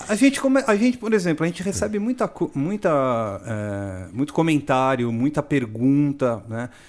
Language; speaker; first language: Portuguese; native; Portuguese